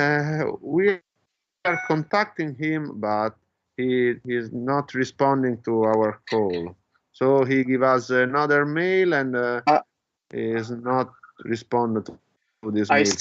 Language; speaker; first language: English; non-native, fluent; Italian